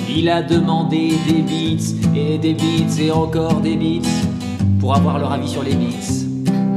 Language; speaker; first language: French; native; French